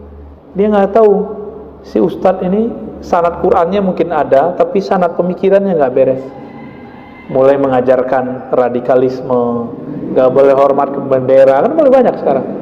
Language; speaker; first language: Indonesian; native; Indonesian